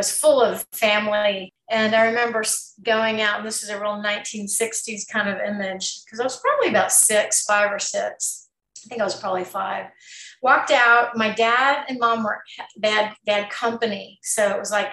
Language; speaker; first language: English; native; English